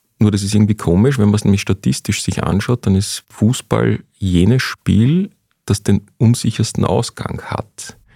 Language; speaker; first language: German; native; German